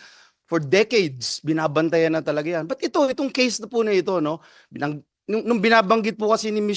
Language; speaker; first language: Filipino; native; Filipino